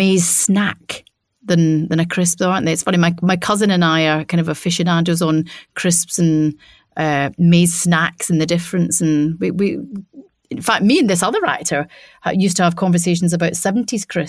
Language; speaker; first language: English; native; English